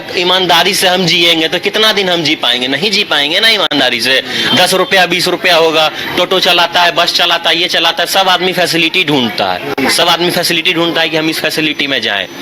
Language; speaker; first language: Hindi; native; Hindi